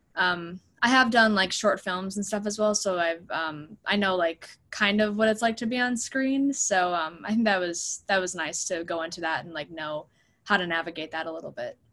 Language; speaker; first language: English; native; English